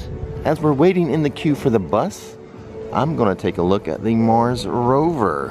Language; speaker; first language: English; native; English